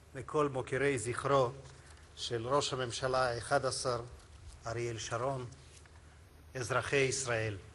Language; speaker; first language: Hebrew; non-native, fluent; Russian